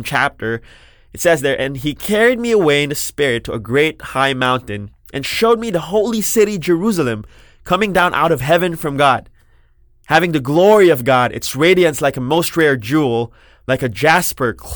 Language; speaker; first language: English; non-native, local second language; Filipino